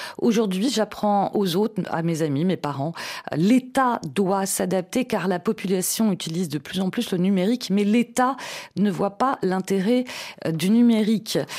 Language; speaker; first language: French; native; French